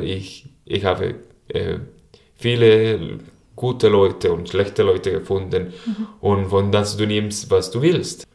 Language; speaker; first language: German; non-native, learner; Spanish